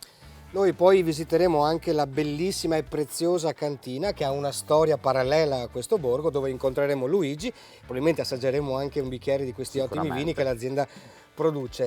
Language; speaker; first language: Italian; native; Italian